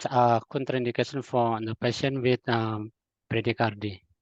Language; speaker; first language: English; non-native, learner; Indonesian